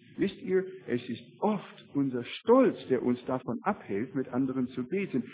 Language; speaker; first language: German; non-native, fluent; English